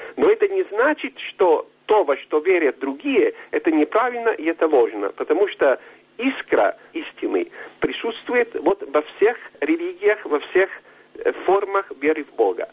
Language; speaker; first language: Russian; non-native, fluent; Italian